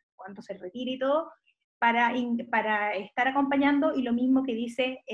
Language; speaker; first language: Spanish; native; Spanish